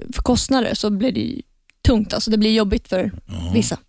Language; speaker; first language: Swedish; non-native, fluent; Polish